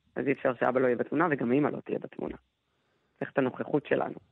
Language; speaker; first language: Hebrew; non-native, fluent; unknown